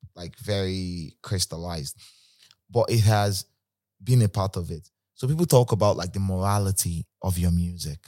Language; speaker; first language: English; non-native, local second language; Igbo